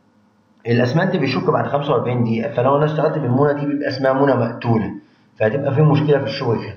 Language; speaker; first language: Arabic; native; Arabic